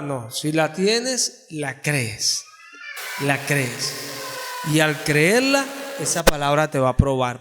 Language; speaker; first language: Spanish; native; Spanish